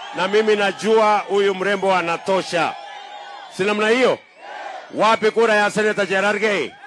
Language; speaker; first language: Swahili; non-native, local second language; Kalenjin